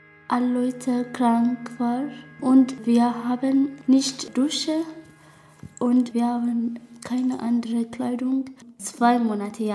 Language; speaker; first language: German; non-native, learner; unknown